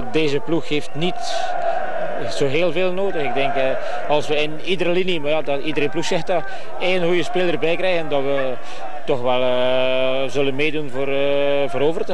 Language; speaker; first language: Dutch; native; Dutch